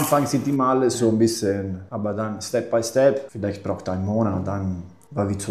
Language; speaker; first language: German; non-native, fluent; Italian